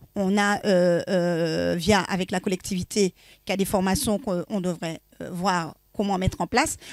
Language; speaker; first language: French; native; French